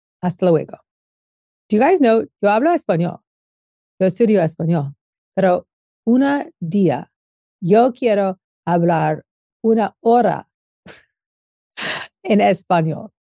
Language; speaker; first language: Spanish; non-native, learner; English